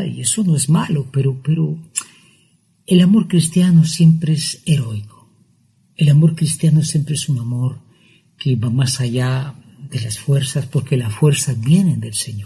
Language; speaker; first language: Spanish; native; Spanish